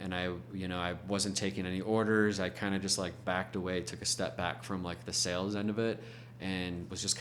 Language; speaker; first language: English; native; English